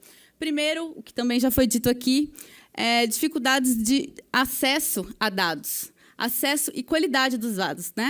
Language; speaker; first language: Portuguese; native; Portuguese